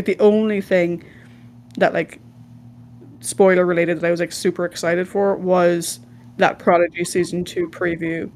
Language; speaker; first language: English; native; English